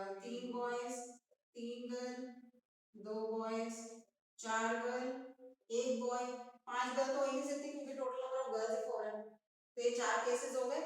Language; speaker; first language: Hindi; native; Hindi